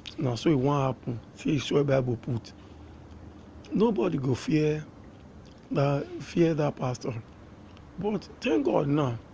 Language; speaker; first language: Nigerian Pidgin; native; Nigerian Pidgin